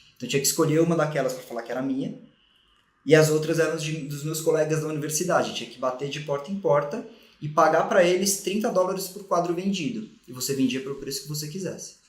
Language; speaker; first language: Portuguese; native; Portuguese